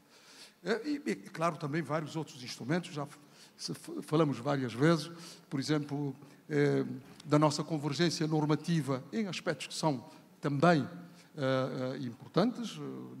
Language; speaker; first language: Portuguese; non-native, local second language; Kabuverdianu